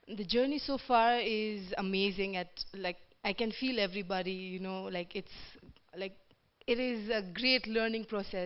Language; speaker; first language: English; non-native, fluent; Nepali